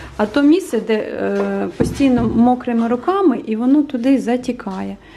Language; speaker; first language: Ukrainian; native; Ukrainian